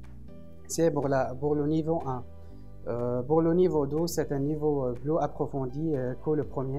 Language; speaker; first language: French; non-native, fluent; Arabic